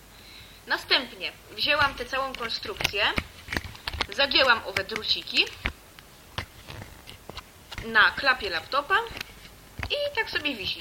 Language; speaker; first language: Polish; native; Polish